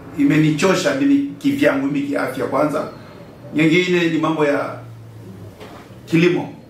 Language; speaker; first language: Swahili; native; Swahili